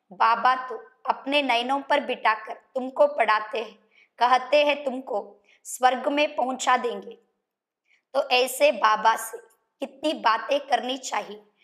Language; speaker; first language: Hindi; non-native, local second language; Kannada